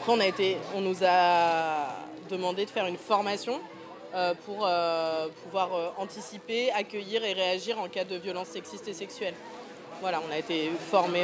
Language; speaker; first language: French; native; French